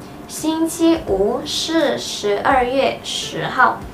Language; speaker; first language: Chinese; non-native, fluent; Indonesian